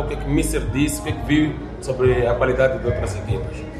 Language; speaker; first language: Portuguese; native; Portuguese